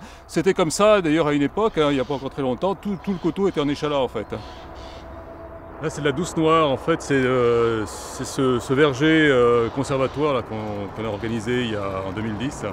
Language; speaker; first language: French; native; French